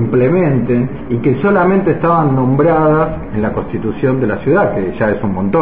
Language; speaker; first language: Spanish; native; Spanish